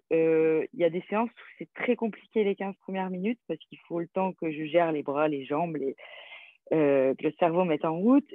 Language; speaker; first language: French; native; French